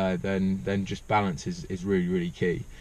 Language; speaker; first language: English; native; English